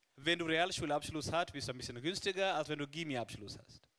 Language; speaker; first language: German; non-native, fluent; Swahili